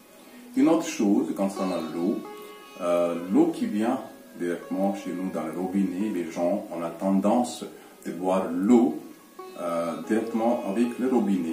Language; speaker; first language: French; non-native, fluent; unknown